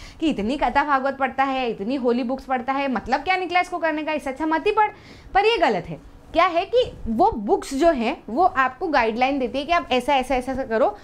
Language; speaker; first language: Hindi; native; Hindi